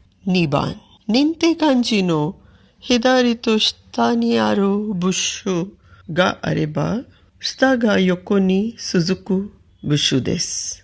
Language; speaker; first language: Japanese; non-native, fluent; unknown